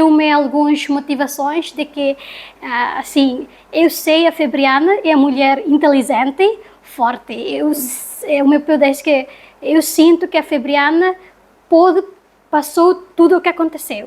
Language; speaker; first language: Portuguese; non-native, learner; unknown